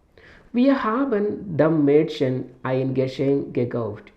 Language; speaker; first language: German; non-native, fluent; Malayalam